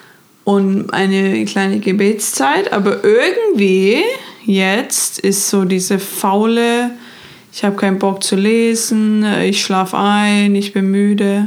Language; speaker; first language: German; non-native, fluent; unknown